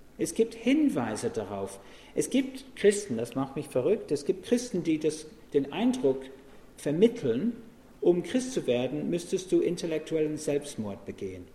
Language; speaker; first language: German; non-native, fluent; English